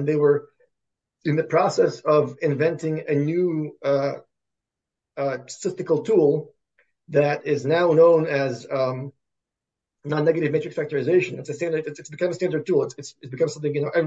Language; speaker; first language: English; early bilingual, other home language; Russian